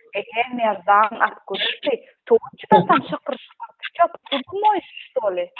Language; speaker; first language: Russian; non-native, learner; Turkmen